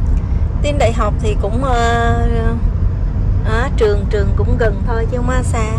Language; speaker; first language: Vietnamese; native; Vietnamese